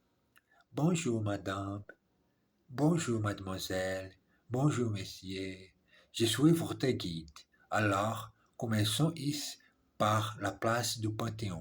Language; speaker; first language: French; non-native, learner; English